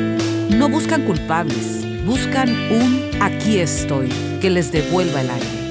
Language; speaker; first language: Spanish; native; Spanish